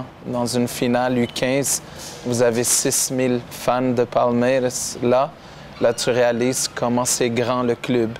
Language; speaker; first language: French; non-native, local second language; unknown